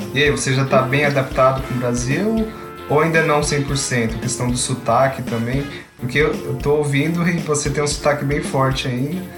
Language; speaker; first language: Portuguese; native; Portuguese